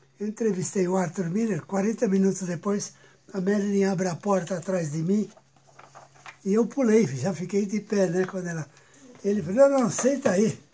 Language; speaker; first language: Portuguese; native; Portuguese